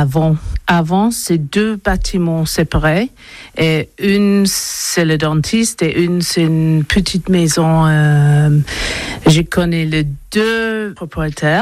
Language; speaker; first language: French; non-native, learner; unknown